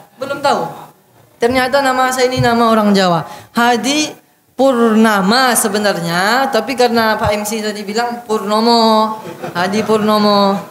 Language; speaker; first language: Malay; native; Malay